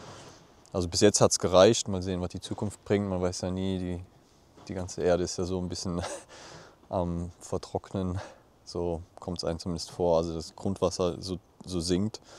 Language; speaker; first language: German; native; German